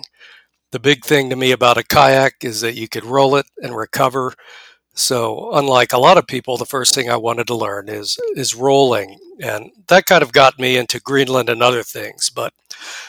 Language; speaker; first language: English; native; English